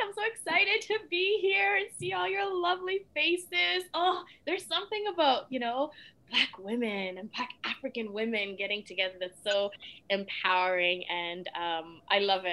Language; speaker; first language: English; early bilingual, other home language; Krio